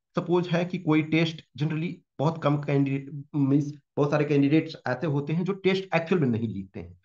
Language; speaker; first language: Hindi; native; Hindi